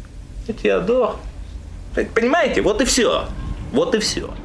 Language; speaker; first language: Russian; native; Russian